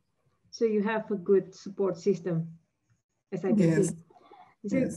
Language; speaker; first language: English; non-native, fluent; Indonesian